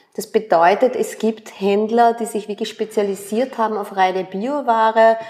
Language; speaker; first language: German; early bilingual, other home language; Spanish